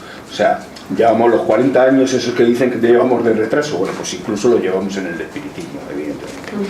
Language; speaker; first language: Spanish; native; Spanish